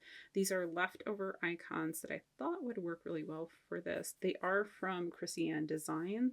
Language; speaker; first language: English; native; English